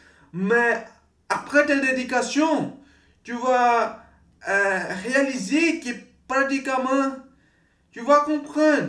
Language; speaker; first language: French; non-native, learner; Portuguese